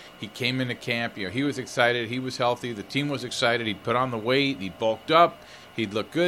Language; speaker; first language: English; native; English